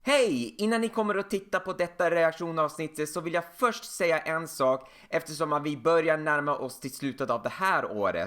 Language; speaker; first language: Swedish; native; Swedish